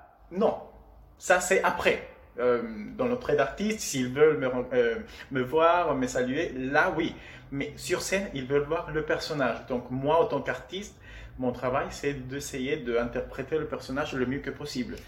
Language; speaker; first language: French; non-native, fluent; Spanish